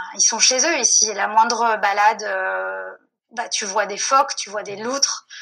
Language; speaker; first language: French; native; French